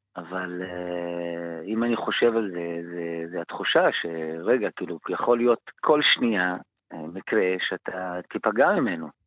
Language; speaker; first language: Hebrew; non-native, local second language; Arabic